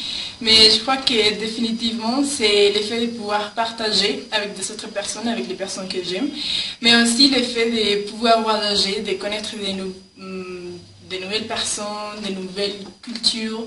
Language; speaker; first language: French; non-native, learner; Spanish